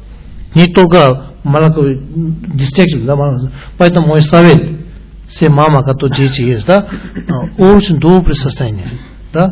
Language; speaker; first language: Russian; non-native, learner; Tibetan